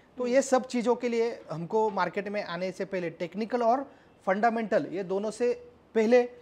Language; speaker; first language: Hindi; non-native, local second language; Marathi